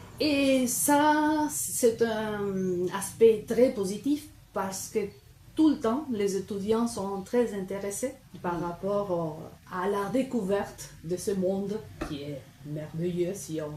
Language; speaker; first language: French; non-native, fluent; Spanish